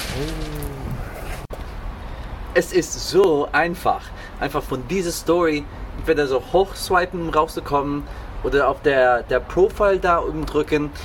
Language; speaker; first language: German; non-native, fluent; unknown